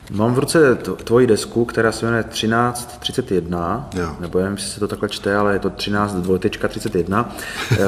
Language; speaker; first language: Czech; native; Czech